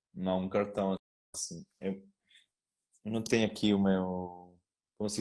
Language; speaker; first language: Portuguese; non-native, learner; Spanish